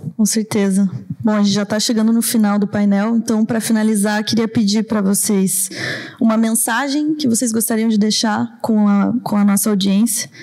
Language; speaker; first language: Portuguese; native; Portuguese